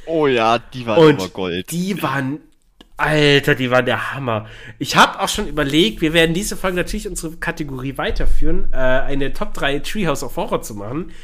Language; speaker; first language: German; native; German